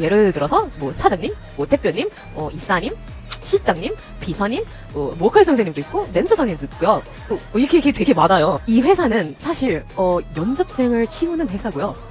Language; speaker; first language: Korean; non-native, learner; English